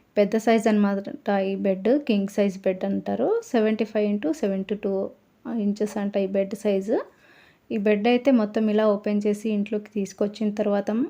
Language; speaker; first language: Telugu; native; Telugu